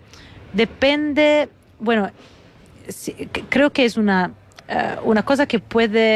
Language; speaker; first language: Spanish; non-native, fluent; Italian